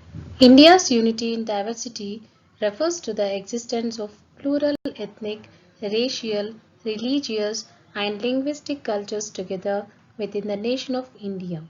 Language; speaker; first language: English; non-native, local second language; Telugu